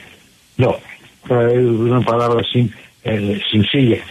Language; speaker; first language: Spanish; non-native, fluent; English